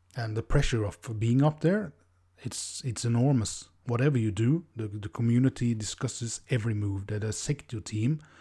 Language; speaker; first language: English; non-native, fluent; Norwegian